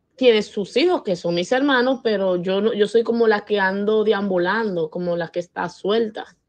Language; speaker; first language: Spanish; native; Spanish